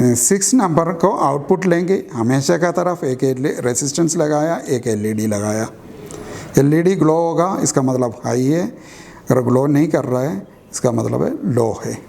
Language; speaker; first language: Hindi; native; Hindi